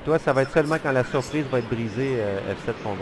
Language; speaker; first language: French; native; French